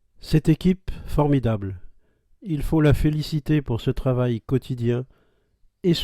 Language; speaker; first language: French; native; French